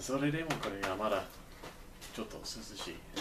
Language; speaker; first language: Japanese; non-native, learner; English